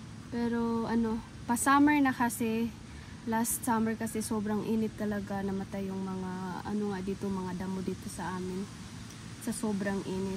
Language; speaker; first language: Filipino; non-native, local second language; Cebuano